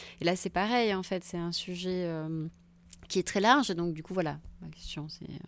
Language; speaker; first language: French; native; French